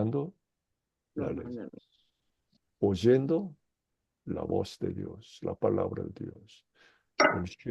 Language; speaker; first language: Spanish; non-native, fluent; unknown